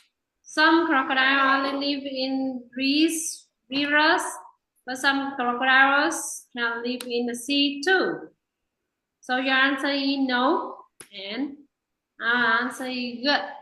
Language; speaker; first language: English; non-native, fluent; Vietnamese